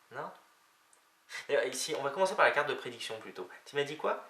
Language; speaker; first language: French; native; French